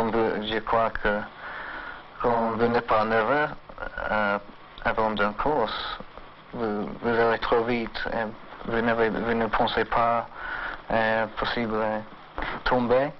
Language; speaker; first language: French; non-native, learner; English